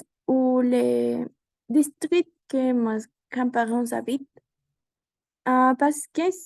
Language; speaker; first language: French; non-native, learner; Spanish